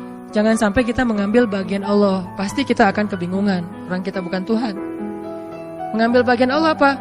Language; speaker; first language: Indonesian; native; Indonesian